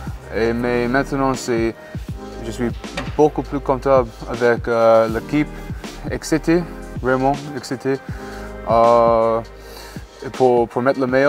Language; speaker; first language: French; non-native, learner; English